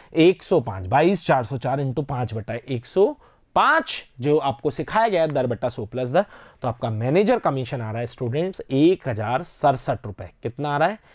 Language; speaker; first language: Hindi; native; Hindi